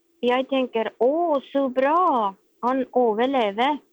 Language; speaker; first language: Norwegian; non-native, learner; Estonian